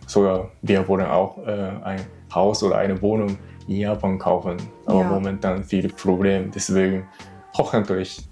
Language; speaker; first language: German; non-native, learner; Japanese